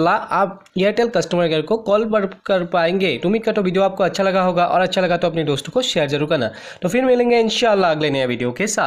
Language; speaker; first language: Hindi; native; Hindi